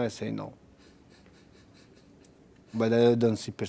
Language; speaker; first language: English; non-native, learner; Russian